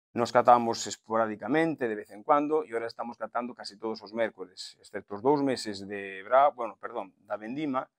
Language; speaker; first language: Spanish; non-native, local second language; Galician